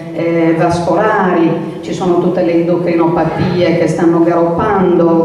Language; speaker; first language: Italian; native; Italian